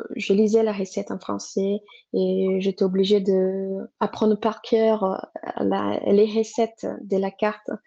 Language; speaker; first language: French; non-native, fluent; Portuguese